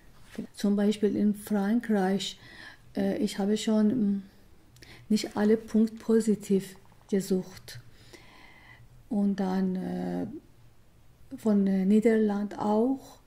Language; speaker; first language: German; non-native, learner; Persian